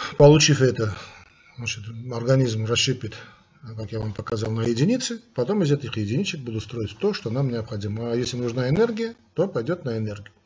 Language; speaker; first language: Russian; non-native, local second language; Armenian